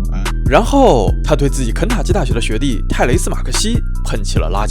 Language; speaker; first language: Chinese; native; Chinese